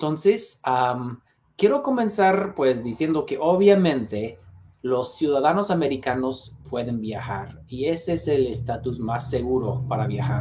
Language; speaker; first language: Spanish; non-native, fluent; English